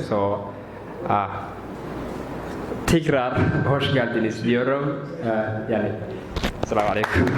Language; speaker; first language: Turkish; non-native, learner; Somali